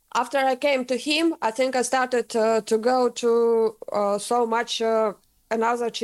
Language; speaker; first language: English; non-native, learner; Russian